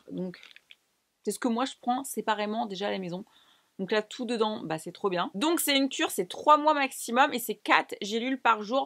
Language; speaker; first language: French; native; French